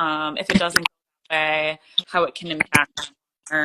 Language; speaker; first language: English; native; English